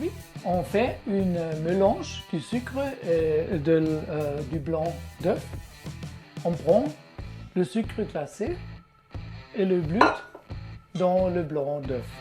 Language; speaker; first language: French; non-native, learner; German